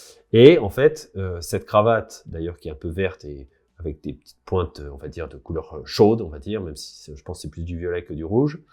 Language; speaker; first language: French; native; French